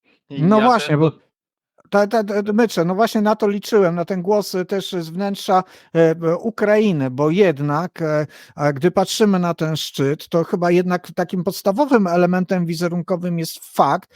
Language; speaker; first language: Polish; native; Polish